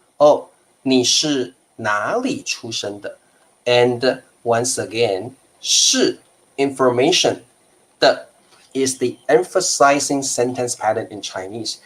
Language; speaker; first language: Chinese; native; Chinese